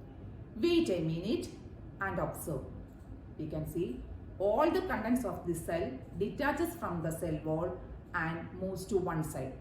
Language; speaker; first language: English; non-native, local second language; Malayalam